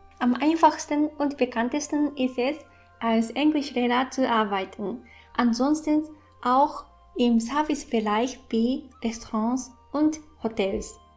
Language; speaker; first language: German; non-native, fluent; Japanese